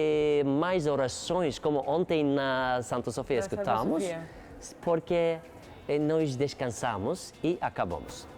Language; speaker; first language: Portuguese; non-native, learner; Turkish